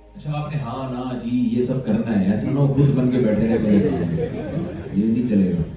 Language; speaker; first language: Urdu; native; Urdu